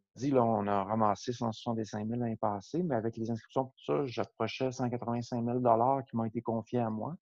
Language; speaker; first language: French; native; French